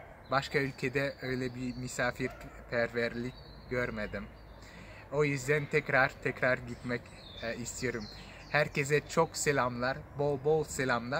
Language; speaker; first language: Turkish; non-native, fluent; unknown